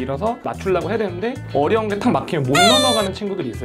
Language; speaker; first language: Korean; native; Korean